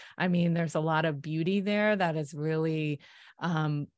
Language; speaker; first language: English; native; English